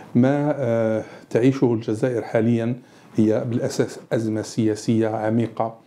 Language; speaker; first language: Arabic; native; Arabic